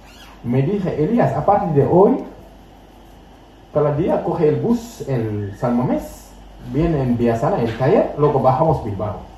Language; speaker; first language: Spanish; non-native, learner; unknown